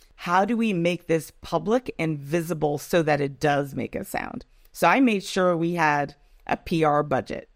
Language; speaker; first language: English; non-native, local second language; Yoruba